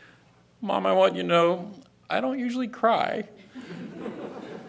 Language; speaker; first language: English; native; English